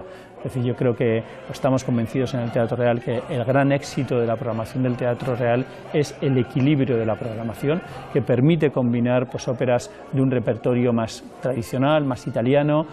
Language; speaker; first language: Spanish; native; Spanish